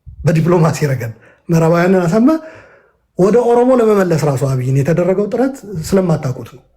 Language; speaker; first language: Amharic; non-native, local second language; Tigrinya